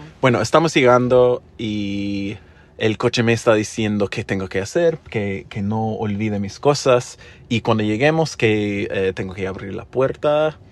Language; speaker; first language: Spanish; non-native, fluent; English